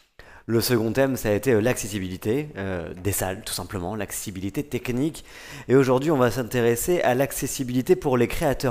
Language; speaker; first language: French; native; French